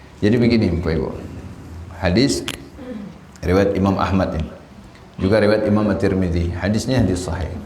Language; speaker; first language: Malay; non-native, local second language; Minangkabau